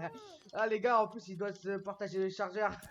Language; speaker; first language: French; native; French